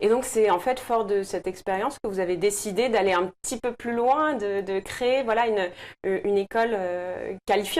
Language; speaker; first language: French; native; French